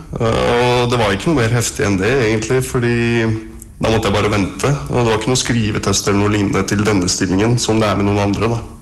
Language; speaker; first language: Norwegian; early bilingual, other home language; Russian